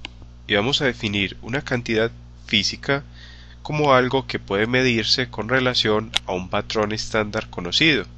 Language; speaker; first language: Spanish; native; Spanish